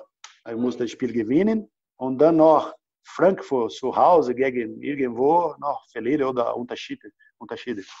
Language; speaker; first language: German; non-native, learner; Portuguese